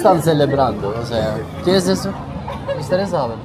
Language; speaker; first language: Spanish; non-native, fluent; Swedish